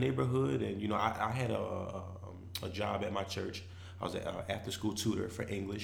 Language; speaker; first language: English; native; English